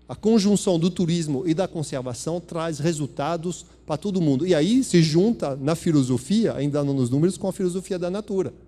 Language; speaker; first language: Portuguese; non-native, fluent; French